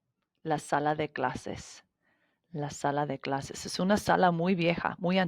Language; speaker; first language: Spanish; non-native, fluent; English